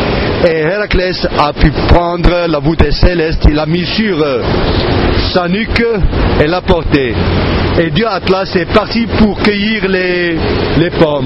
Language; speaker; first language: French; non-native, fluent; Arabic